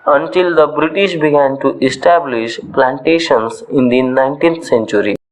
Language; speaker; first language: English; non-native, local second language; Marathi